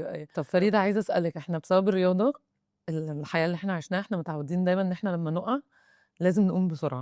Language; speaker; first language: Arabic; native; Arabic